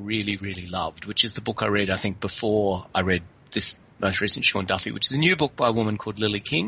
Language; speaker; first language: English; native; English